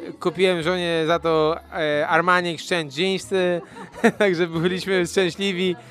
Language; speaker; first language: Polish; native; Polish